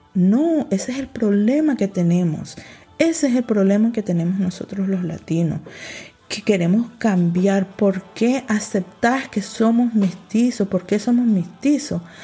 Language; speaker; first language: Spanish; early bilingual, heritage; Spanish